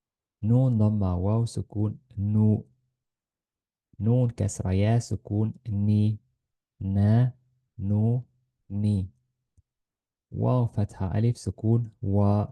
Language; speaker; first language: Arabic; non-native, fluent; Estonian